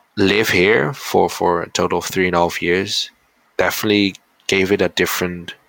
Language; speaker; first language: English; early bilingual, heritage; Dutch